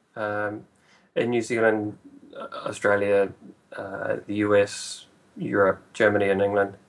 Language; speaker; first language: English; native; English